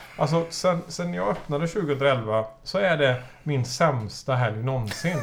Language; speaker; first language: Swedish; native; Swedish